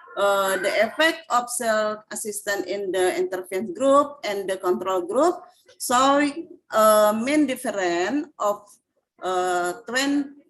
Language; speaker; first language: English; non-native, fluent; Indonesian